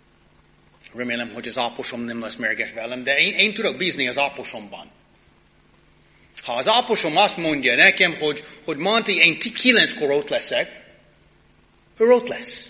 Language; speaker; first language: Hungarian; non-native, learner; English